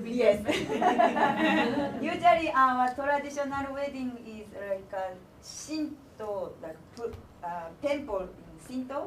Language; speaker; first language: English; non-native, learner; Japanese